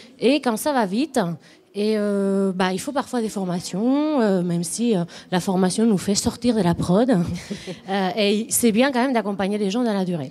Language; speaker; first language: French; non-native, fluent; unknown